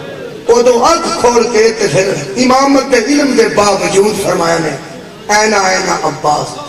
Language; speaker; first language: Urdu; non-native, local second language; Punjabi